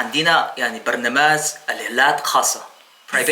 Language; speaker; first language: Arabic; non-native, learner; Korean